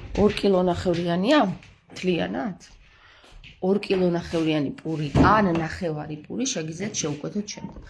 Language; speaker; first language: Georgian; native; Georgian